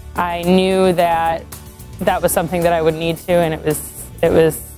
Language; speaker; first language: English; native; English